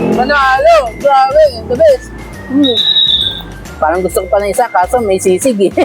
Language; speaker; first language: Filipino; native; Filipino